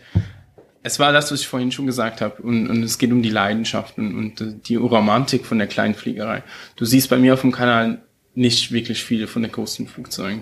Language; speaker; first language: German; early bilingual, heritage; German